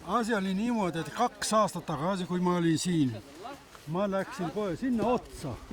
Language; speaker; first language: Estonian; early bilingual, heritage; Estonian